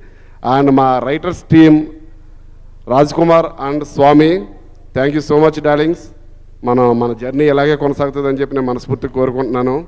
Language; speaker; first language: Telugu; native; Telugu